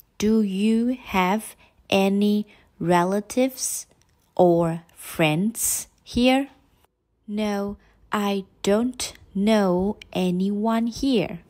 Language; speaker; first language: English; non-native, fluent; Chinese